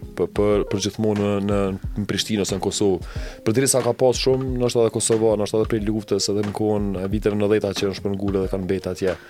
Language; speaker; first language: Albanian; native; Albanian